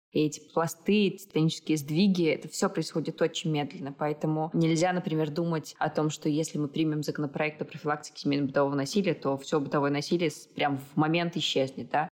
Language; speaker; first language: Russian; native; Russian